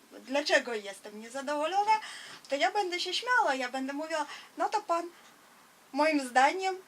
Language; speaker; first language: Polish; non-native, fluent; Russian